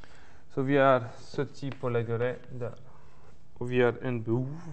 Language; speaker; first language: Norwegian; non-native, learner; French